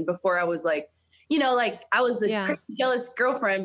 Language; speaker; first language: English; early bilingual, other home language; Italian